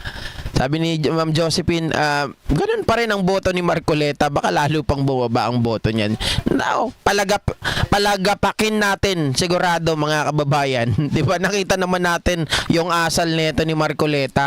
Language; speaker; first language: Filipino; native; Filipino